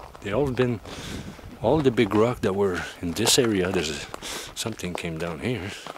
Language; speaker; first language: English; non-native, fluent; French